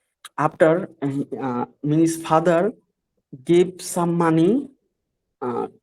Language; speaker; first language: English; non-native, learner; Bangla